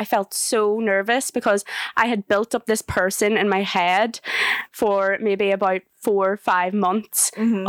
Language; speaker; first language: English; native; English